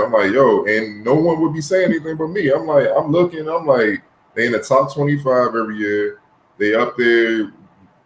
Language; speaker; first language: English; native; English